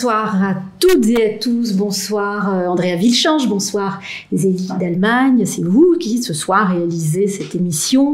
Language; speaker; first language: French; native; French